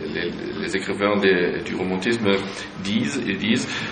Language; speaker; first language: French; non-native, fluent; German